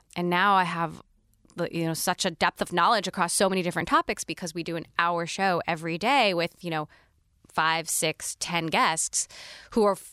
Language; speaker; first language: English; native; English